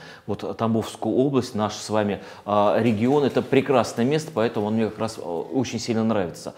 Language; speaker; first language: Russian; native; Russian